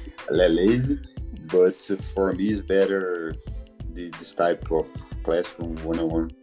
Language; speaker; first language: English; non-native, learner; Portuguese